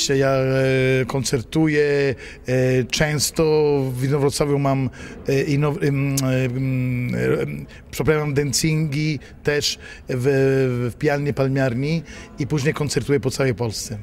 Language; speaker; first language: Polish; non-native, fluent; Italian